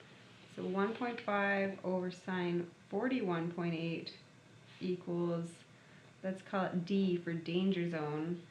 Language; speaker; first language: English; native; English